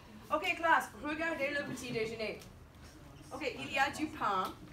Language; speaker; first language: French; non-native, fluent; English